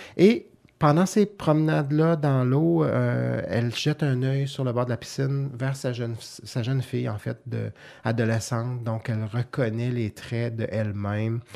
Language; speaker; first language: French; native; French